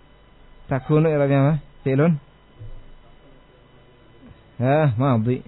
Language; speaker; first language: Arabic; non-native, fluent; Indonesian